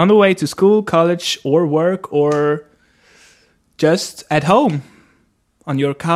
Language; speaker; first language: English; non-native, fluent; Swedish